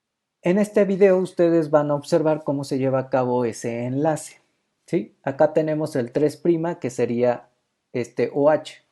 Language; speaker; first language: Spanish; native; Spanish